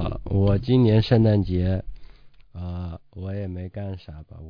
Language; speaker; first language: Chinese; native; Chinese